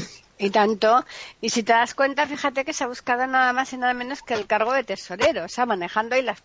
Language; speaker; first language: Spanish; native; Spanish